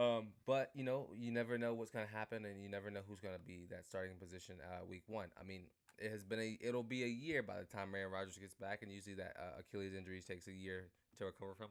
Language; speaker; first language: English; native; English